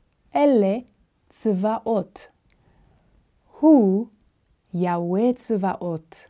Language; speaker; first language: Hebrew; non-native, fluent; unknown